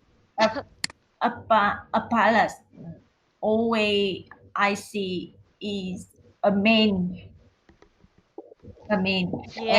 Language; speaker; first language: English; non-native, learner; Vietnamese